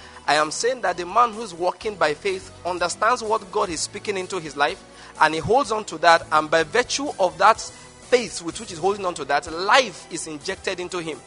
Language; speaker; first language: English; non-native, local second language; Igbo